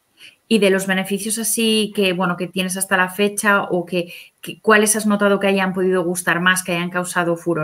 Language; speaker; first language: Spanish; native; Spanish